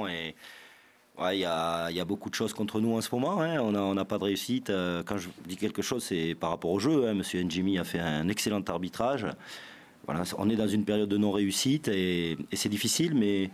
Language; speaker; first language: French; native; French